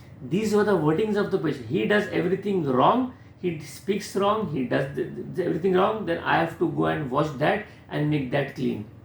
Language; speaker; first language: English; non-native, local second language; Hindi